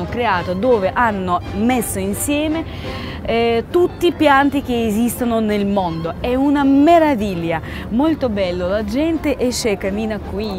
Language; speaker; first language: Italian; non-native, fluent; Russian